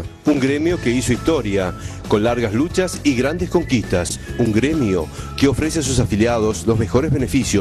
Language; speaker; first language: Spanish; native; Spanish